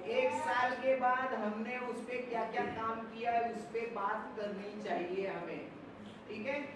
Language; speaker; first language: Hindi; non-native, local second language; Marathi